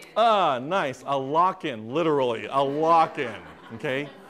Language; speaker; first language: English; native; English